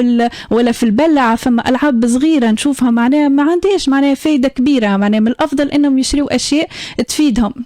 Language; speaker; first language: Arabic; native; Arabic